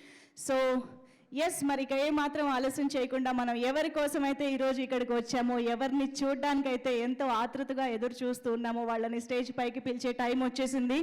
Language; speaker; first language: Telugu; native; Telugu